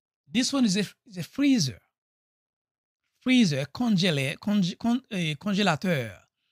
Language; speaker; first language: English; non-native, fluent; Haitian Creole